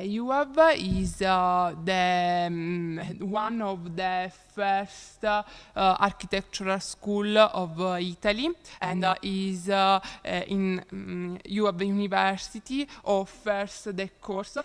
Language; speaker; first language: English; non-native, learner; Italian